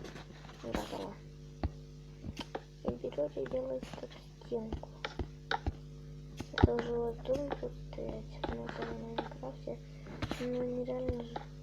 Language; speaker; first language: Russian; native; Russian